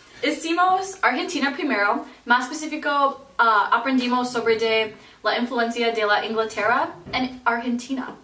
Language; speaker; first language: Spanish; non-native, learner; English